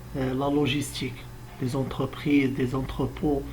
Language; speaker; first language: French; non-native, local second language; Arabic